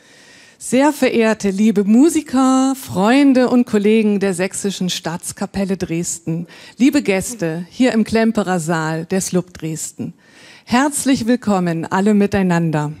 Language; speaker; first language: German; native; German